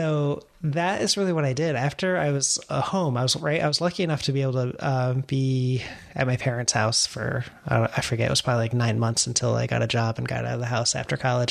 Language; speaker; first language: English; native; English